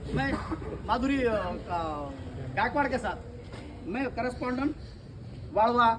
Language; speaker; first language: Hindi; non-native, local second language; Marathi